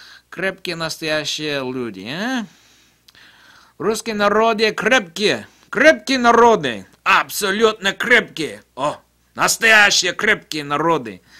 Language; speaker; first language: Russian; non-native, learner; English